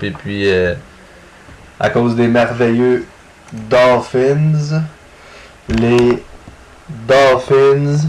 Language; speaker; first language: French; native; French